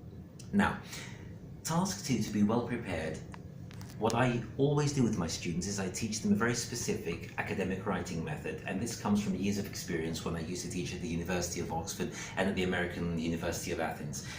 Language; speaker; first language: English; non-native, fluent; Greek